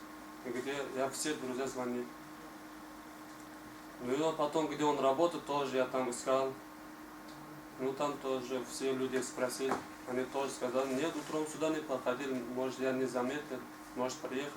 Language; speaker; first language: Russian; non-native, learner; Tajik